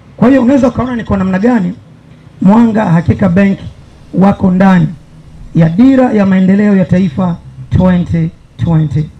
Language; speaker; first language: Swahili; native; Swahili